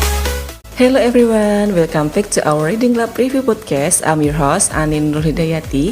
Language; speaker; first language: English; non-native, learner; Indonesian